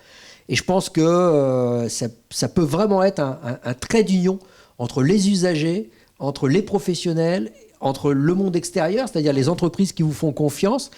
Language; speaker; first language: French; native; French